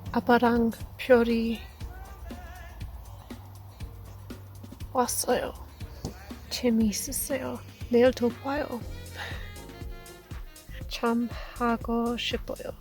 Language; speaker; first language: Korean; non-native, learner; English